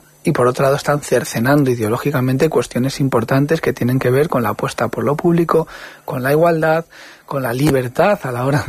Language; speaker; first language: Spanish; native; Spanish